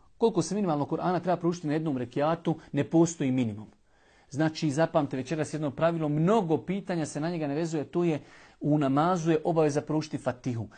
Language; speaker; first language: Bosnian; native; Bosnian